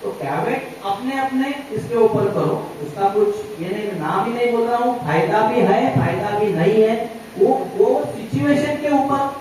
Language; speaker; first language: Hindi; non-native, local second language; Marathi